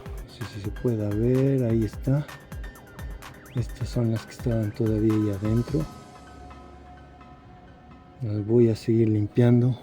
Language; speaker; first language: Spanish; native; Spanish